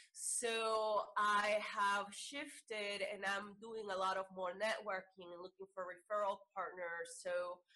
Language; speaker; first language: English; non-native, fluent; Spanish